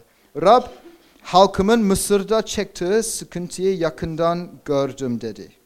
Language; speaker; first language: Turkish; non-native, fluent; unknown